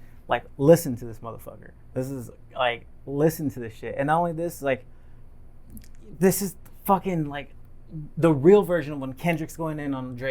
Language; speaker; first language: English; native; English